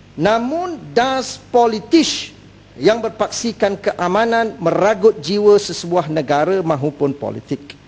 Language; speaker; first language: Malay; native; Malay